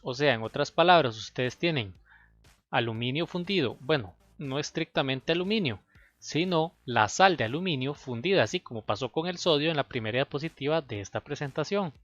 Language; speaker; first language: Spanish; native; Spanish